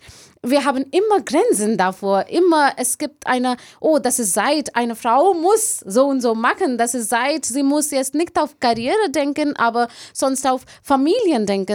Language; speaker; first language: German; non-native, learner; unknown